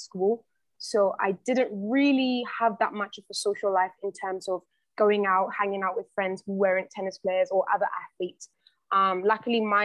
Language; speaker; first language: English; native; English